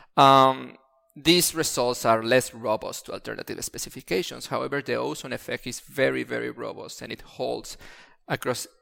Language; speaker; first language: English; non-native, fluent; Spanish